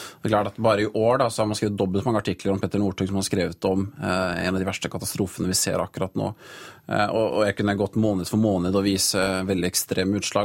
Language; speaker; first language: Norwegian; native; Norwegian